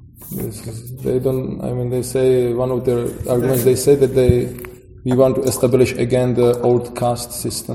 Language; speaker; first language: English; non-native, fluent; Czech